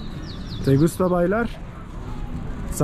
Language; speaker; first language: Spanish; non-native, learner; Turkish